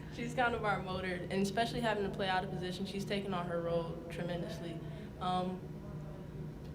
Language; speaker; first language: English; native; English